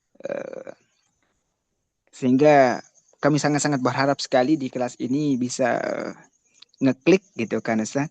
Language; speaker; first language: Malay; native; Malay